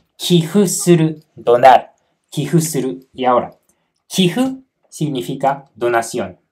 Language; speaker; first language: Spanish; non-native, fluent; Japanese